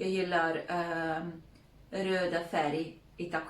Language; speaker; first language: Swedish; non-native, fluent; Serbian